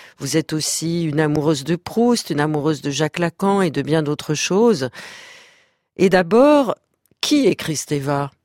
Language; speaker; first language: French; native; French